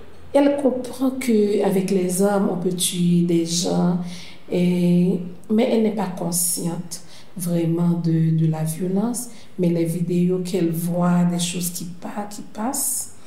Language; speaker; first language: French; non-native, local second language; Haitian Creole